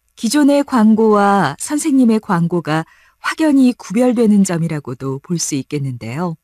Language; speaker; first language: Korean; native; Korean